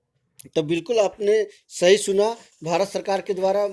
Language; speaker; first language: Hindi; native; Hindi